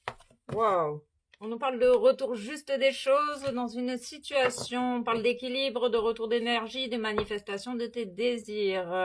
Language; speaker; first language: French; native; French